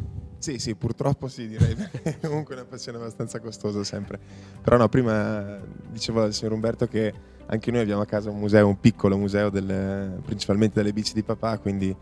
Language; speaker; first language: Italian; native; Italian